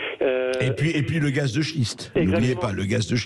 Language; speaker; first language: French; native; French